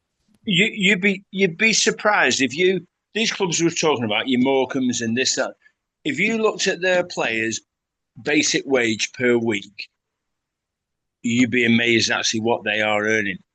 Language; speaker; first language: English; native; English